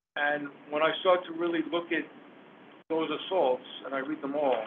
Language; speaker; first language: English; native; English